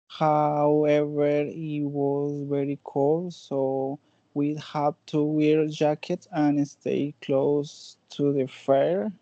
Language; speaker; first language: English; non-native, learner; Spanish